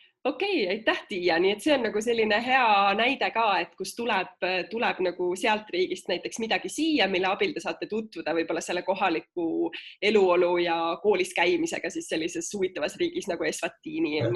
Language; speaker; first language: Estonian; native; Estonian